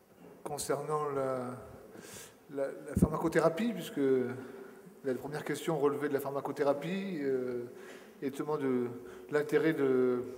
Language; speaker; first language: French; native; French